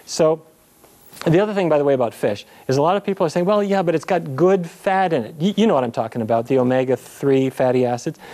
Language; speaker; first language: English; native; English